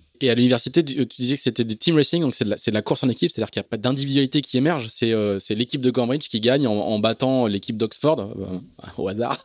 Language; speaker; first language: French; native; French